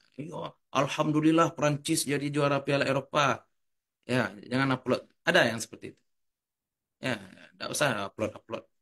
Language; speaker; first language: Indonesian; native; Indonesian